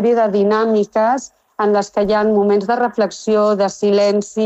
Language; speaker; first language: Catalan; non-native, local second language; Spanish